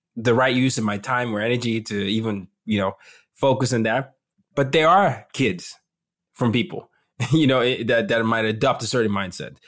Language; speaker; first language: English; non-native, local second language; Yoruba